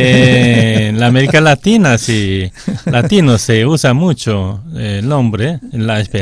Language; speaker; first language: Spanish; non-native, fluent; Korean